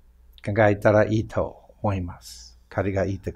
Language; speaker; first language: Japanese; non-native, fluent; English